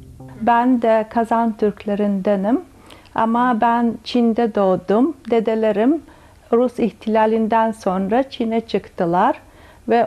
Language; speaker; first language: Turkish; early bilingual, heritage; Tatar